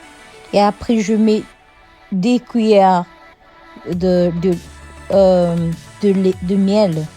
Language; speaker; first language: French; non-native, fluent; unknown